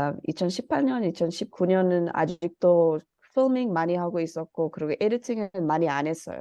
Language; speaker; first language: Korean; early bilingual, heritage; Korean